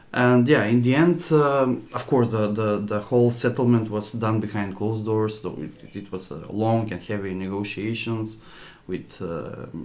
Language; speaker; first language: English; non-native, fluent; Macedonian